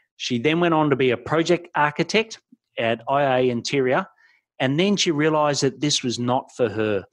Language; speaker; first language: English; native; English